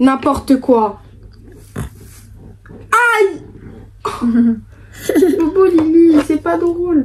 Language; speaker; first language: French; native; French